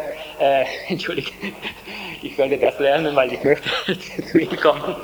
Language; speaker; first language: German; non-native, fluent; Hungarian